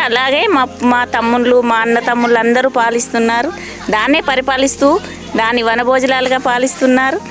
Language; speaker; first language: Telugu; non-native, local second language; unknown